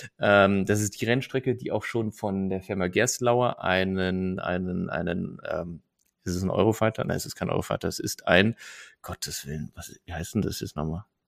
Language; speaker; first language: German; native; German